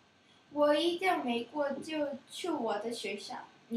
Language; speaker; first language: Chinese; non-native, learner; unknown